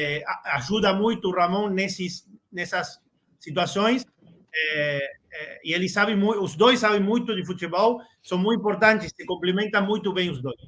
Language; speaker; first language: Portuguese; non-native, learner; Spanish